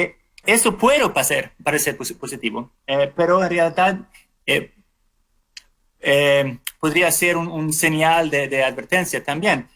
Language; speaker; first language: Spanish; non-native, fluent; Swedish